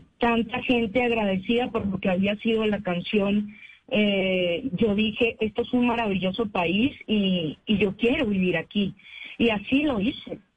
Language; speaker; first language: Spanish; native; Spanish